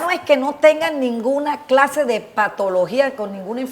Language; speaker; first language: Spanish; native; Spanish